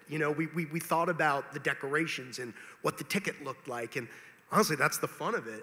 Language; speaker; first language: English; native; English